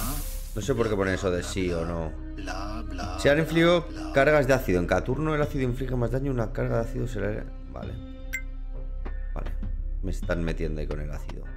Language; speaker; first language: Spanish; native; Spanish